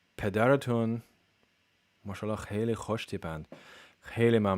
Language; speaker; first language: Persian; non-native, learner; English